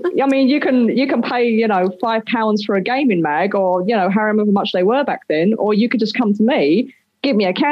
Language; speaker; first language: English; native; English